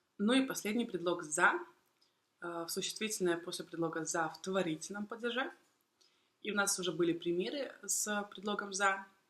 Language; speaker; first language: Russian; native; Russian